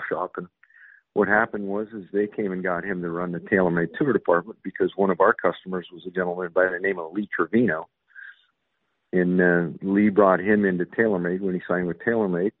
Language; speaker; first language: English; native; English